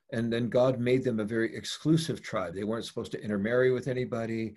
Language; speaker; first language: English; native; English